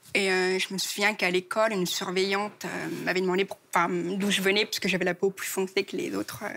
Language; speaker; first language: French; native; French